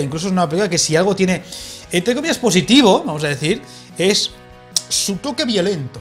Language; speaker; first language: Spanish; native; Spanish